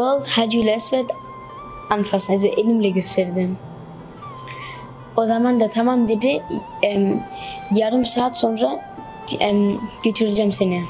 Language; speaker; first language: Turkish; early bilingual, heritage; Turkish